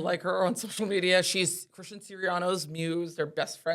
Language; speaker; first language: English; native; English